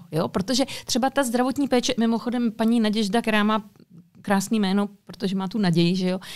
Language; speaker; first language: Czech; native; Czech